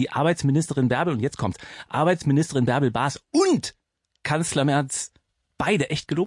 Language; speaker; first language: German; native; German